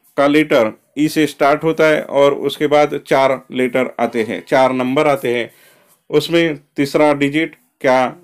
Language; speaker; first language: Hindi; non-native, local second language; Marathi